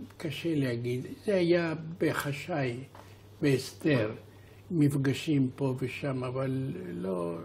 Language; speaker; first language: Hebrew; non-native, fluent; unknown